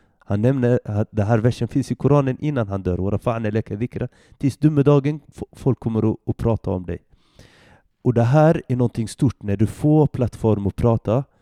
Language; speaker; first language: Swedish; early bilingual, other home language; Arabic